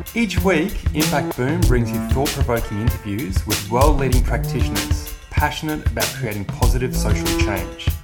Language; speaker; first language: English; native; English